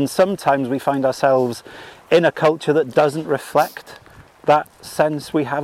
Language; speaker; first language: English; native; English